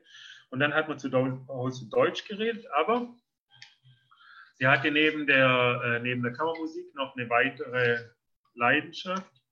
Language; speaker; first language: German; native; German